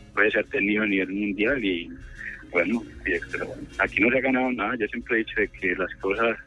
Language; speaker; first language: Spanish; native; Spanish